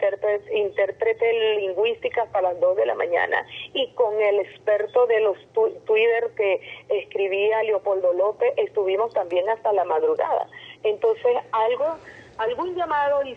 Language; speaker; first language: Spanish; native; Spanish